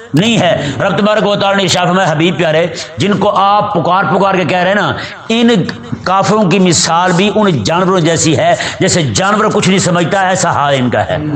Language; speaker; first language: Urdu; non-native, local second language; Punjabi